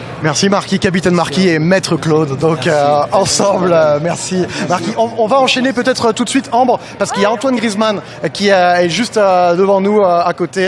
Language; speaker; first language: French; native; French